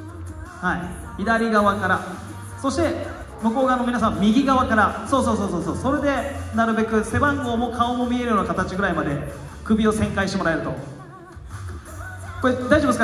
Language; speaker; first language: Japanese; native; Japanese